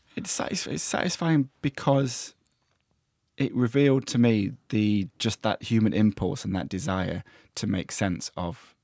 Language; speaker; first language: English; native; English